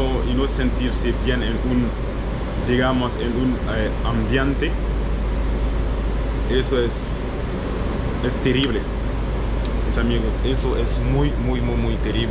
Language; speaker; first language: Spanish; non-native, learner; French